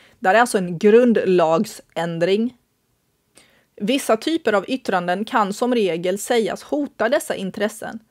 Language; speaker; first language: Swedish; early bilingual, other home language; Bosnian